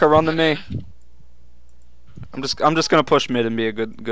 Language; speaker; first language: English; native; English